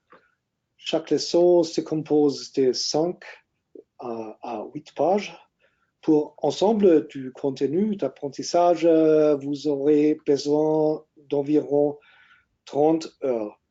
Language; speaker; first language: French; non-native, learner; German